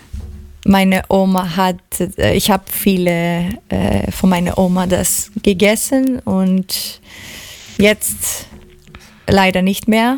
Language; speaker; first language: German; non-native, learner; Greek